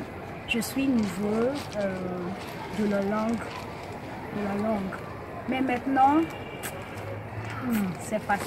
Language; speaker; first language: French; non-native, learner; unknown